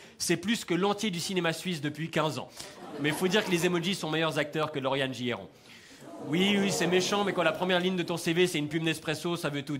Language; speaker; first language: French; native; French